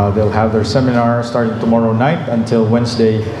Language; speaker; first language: English; non-native, local second language; Filipino